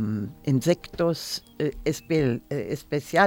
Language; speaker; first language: Spanish; non-native, learner; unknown